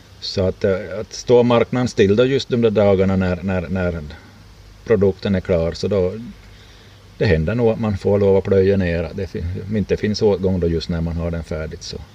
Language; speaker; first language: Swedish; native; Swedish